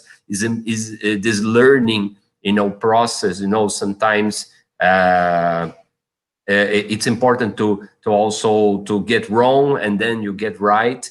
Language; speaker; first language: English; non-native, fluent; Portuguese